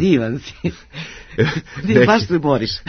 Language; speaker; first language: Serbian; native; Serbian